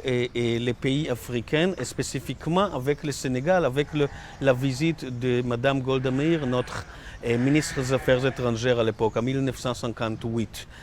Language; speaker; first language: French; non-native, learner; Hebrew